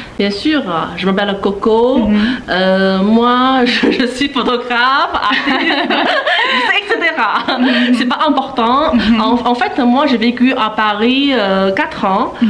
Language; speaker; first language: French; non-native, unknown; Chinese